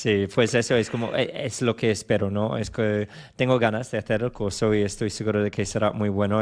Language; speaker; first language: Spanish; non-native, fluent; English